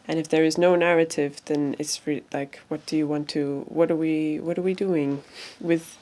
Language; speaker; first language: English; non-native, fluent; Latvian